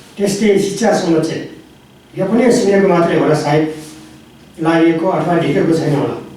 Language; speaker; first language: Nepali; non-native, local second language; Newari